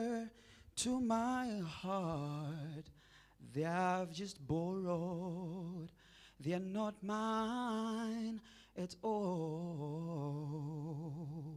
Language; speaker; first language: English; non-native, local second language; Shona